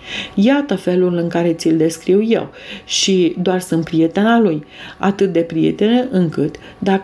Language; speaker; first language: Romanian; native; Romanian